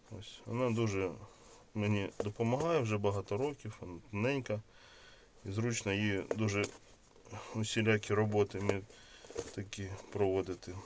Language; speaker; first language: Ukrainian; non-native, local second language; Russian